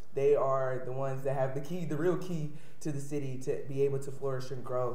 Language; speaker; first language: English; native; English